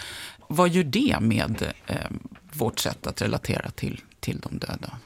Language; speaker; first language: Swedish; native; Swedish